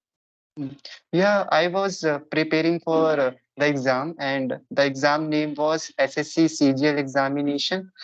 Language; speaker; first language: English; non-native, local second language; Hindi